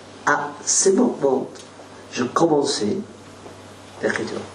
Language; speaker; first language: French; non-native, learner; Spanish